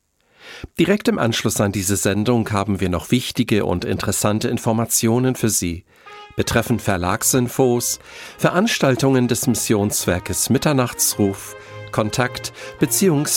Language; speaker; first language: German; native; German